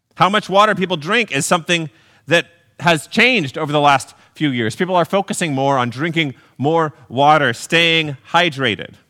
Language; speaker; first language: English; native; English